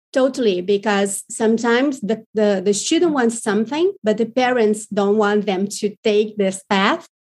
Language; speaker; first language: English; non-native, fluent; Portuguese